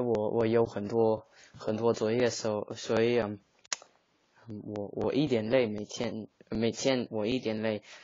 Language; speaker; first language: Chinese; non-native, learner; English